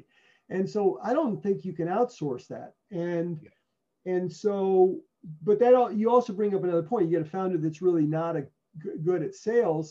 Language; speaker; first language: English; native; English